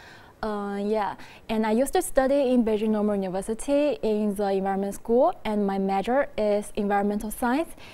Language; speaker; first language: English; non-native, fluent; Chinese